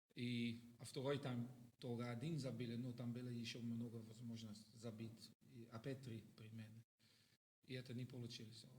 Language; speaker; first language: Russian; non-native, learner; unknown